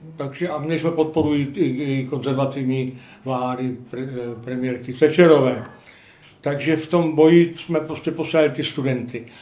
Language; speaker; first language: Czech; non-native, local second language; Polish